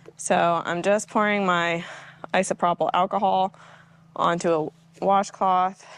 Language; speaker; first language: English; native; English